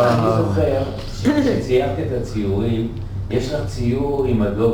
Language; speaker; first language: Hebrew; native; Hebrew